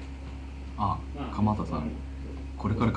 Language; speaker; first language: Japanese; non-native, fluent; English